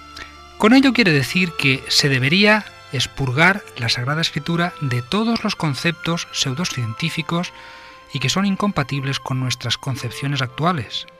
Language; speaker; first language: Spanish; native; Spanish